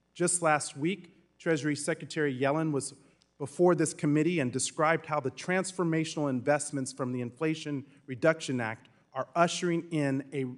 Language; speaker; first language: English; native; English